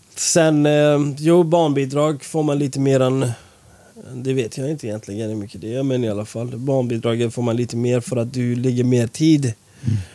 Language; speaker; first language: Swedish; non-native, fluent; Persian